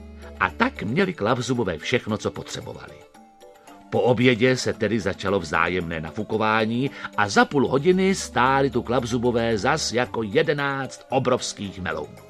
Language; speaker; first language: Czech; native; Czech